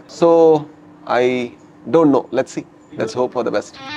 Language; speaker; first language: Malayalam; non-native, learner; Kannada